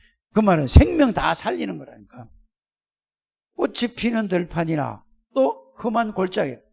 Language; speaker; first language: Korean; native; Korean